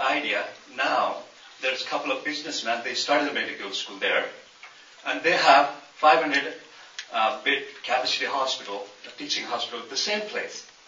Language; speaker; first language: English; non-native, local second language; Nepali